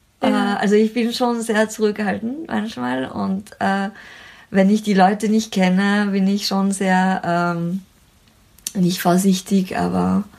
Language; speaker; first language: German; non-native, fluent; French